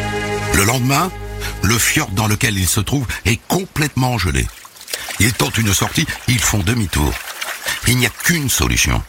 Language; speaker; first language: French; native; French